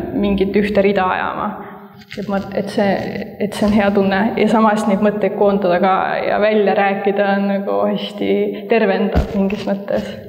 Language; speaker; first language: Estonian; native; Estonian